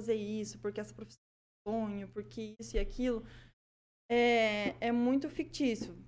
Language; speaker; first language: Portuguese; native; Portuguese